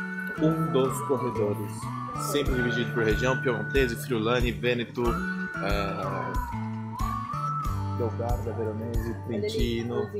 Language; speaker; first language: Portuguese; native; Portuguese